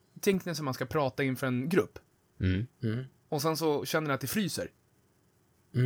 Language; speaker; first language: Swedish; native; Swedish